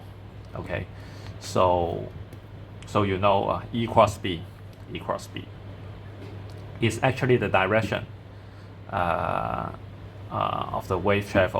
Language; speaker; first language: English; non-native, fluent; Chinese